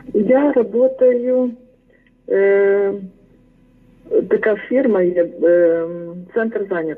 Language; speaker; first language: Russian; non-native, local second language; Ukrainian